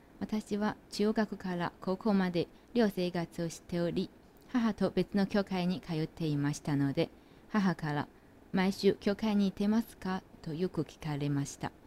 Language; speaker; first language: Japanese; non-native, fluent; Chinese